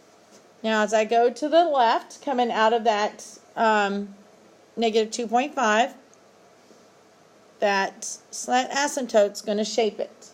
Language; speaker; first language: English; native; English